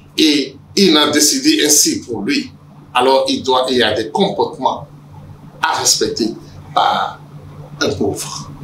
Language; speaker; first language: French; non-native, local second language; Yoruba